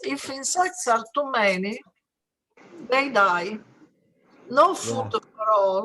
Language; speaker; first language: English; non-native, learner; Italian